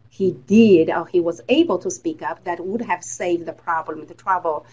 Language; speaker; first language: English; non-native, fluent; Chinese